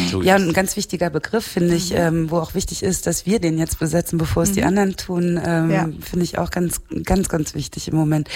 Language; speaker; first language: German; native; German